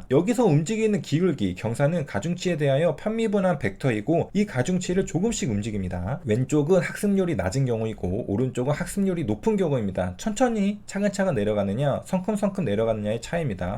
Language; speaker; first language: Korean; native; Korean